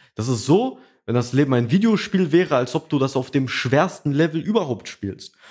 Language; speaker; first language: German; early bilingual, other home language; Russian